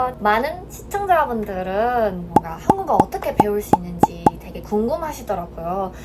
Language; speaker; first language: Korean; non-native, fluent; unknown